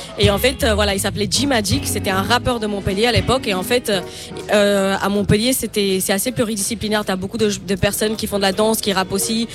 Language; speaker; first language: French; non-native, fluent; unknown